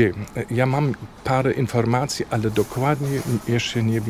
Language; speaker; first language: Polish; non-native, fluent; German